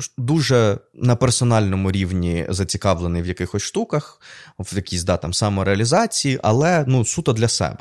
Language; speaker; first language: Ukrainian; non-native, local second language; Russian